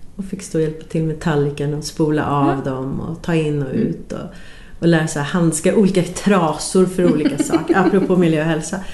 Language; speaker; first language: Swedish; native; Swedish